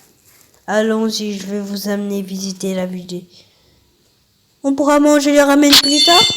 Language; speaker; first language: French; native; French